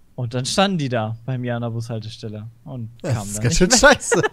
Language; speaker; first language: German; native; German